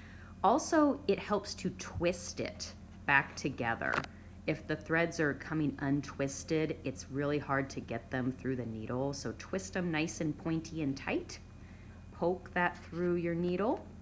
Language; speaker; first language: English; native; English